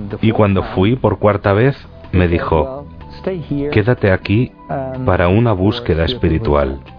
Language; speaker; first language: Spanish; non-native, fluent; German